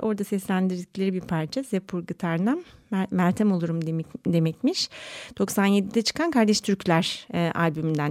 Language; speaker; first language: Turkish; native; Turkish